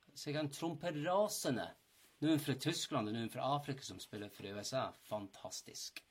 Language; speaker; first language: Norwegian; non-native, fluent; English